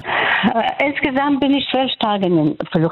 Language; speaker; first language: German; non-native, fluent; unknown